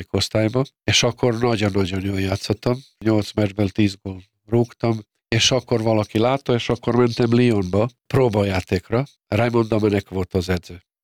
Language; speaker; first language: Hungarian; non-native, fluent; Serbian